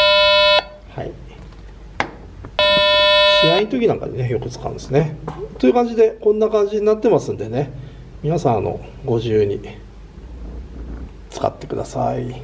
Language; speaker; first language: Japanese; native; Japanese